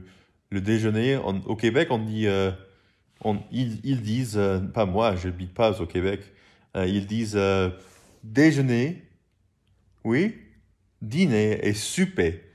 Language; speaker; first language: French; non-native, learner; English